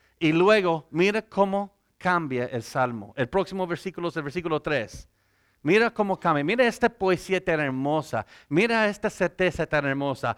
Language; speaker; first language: Spanish; non-native, fluent; English